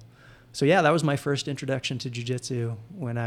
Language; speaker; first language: English; native; English